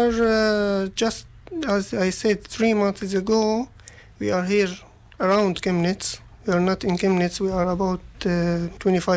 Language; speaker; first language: English; non-native, fluent; Arabic